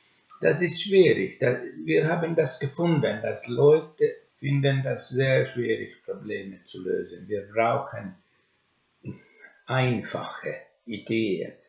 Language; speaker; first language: German; non-native, learner; Finnish